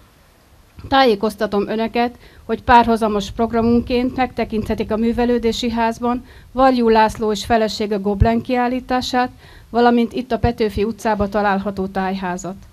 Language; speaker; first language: Hungarian; native; Hungarian